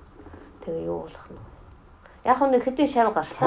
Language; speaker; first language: Mongolian; non-native, fluent; Russian